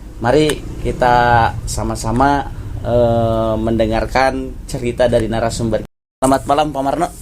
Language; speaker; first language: Indonesian; native; Indonesian